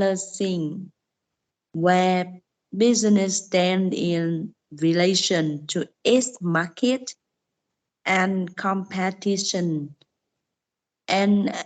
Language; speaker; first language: English; non-native, learner; Vietnamese